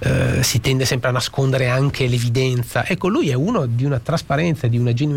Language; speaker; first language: Italian; native; Italian